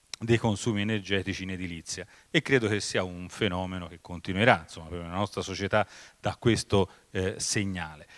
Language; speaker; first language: Italian; native; Italian